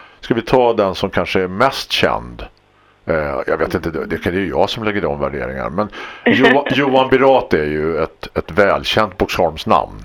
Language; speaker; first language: Swedish; native; Swedish